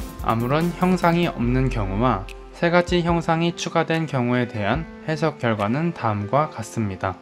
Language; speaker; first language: Korean; native; Korean